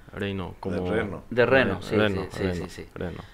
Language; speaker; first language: Spanish; non-native, learner; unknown